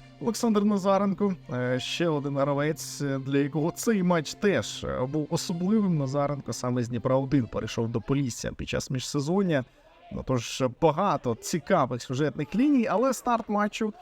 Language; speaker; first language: Ukrainian; native; Ukrainian